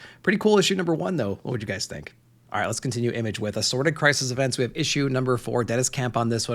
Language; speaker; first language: English; native; English